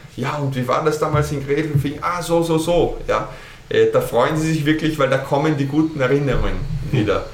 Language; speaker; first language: German; early bilingual, heritage; German